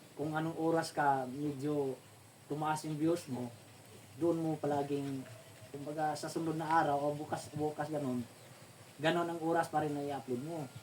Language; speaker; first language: Filipino; non-native, local second language; Cebuano